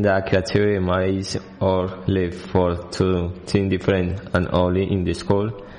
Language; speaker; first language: English; non-native, fluent; Spanish